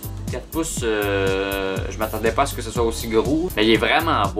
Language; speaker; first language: French; native; French